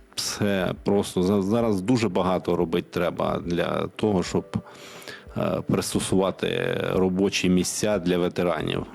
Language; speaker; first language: Ukrainian; non-native, local second language; Russian